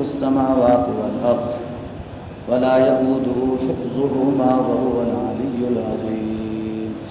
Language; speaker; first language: Urdu; native; Urdu